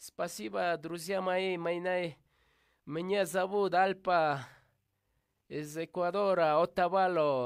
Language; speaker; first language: Russian; non-native, learner; Spanish